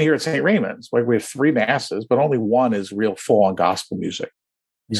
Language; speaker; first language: English; native; English